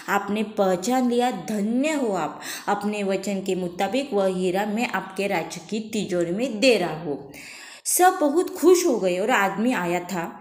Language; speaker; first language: Hindi; non-native, local second language; Marathi